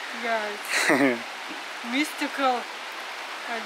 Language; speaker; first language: English; non-native, fluent; Lithuanian